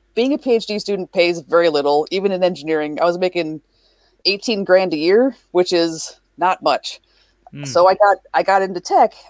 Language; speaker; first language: English; native; English